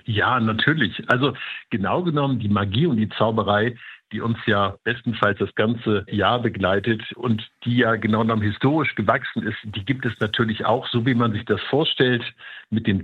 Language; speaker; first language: German; native; German